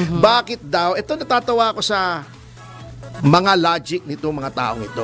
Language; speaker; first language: Filipino; native; Filipino